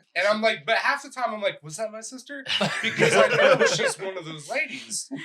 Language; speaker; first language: English; native; English